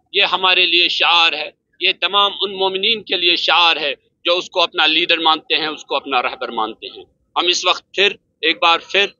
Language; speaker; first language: Urdu; non-native, local second language; Kashmiri